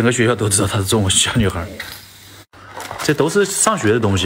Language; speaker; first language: Chinese; native; Chinese